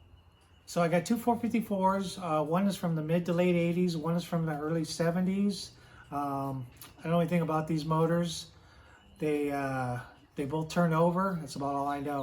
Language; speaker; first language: English; native; English